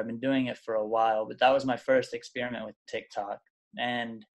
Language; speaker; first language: English; early bilingual, other home language; German